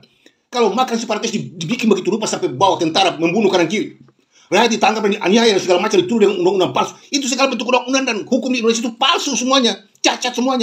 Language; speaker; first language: Indonesian; native; Indonesian